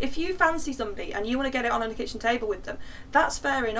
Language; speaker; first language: English; native; English